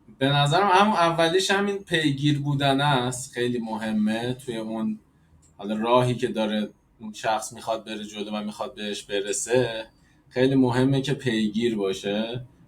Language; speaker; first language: Persian; native; Persian